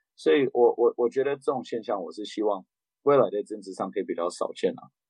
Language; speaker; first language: Chinese; early bilingual, heritage; Chinese